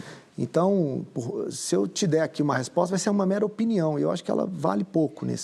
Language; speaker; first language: Portuguese; native; Portuguese